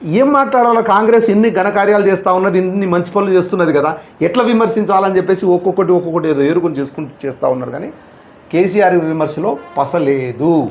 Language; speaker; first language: Telugu; native; Telugu